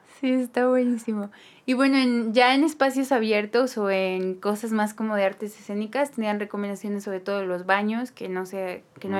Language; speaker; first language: Spanish; native; Spanish